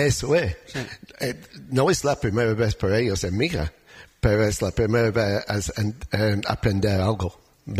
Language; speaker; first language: Spanish; non-native, learner; English